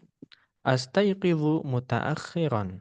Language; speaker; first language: Arabic; non-native, fluent; Indonesian